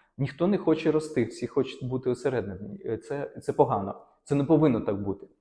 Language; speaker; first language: Ukrainian; non-native, local second language; Russian